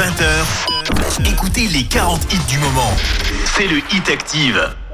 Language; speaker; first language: French; native; French